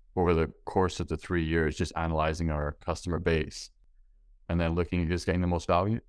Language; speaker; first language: English; native; English